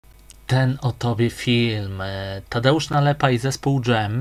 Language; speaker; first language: Polish; native; Polish